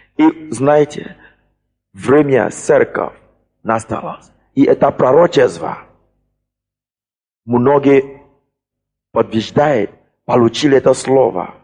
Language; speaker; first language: Russian; non-native, fluent; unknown